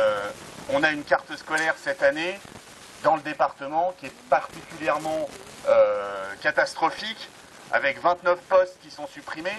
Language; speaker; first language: French; native; French